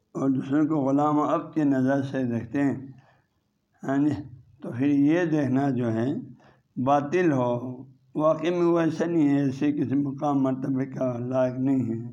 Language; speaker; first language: Urdu; non-native, local second language; Balti